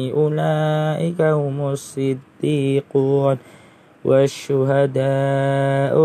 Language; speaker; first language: Arabic; non-native, learner; Indonesian